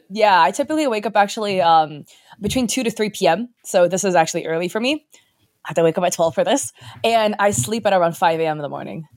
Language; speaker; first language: English; early bilingual, other home language; Chinese